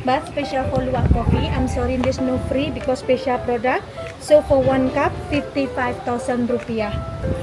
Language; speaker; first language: English; non-native, learner; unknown